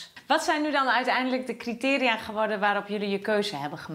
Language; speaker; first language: Dutch; native; Dutch